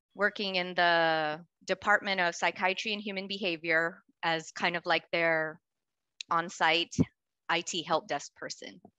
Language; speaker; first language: English; native; English